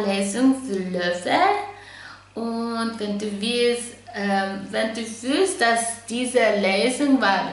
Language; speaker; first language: German; non-native, fluent; English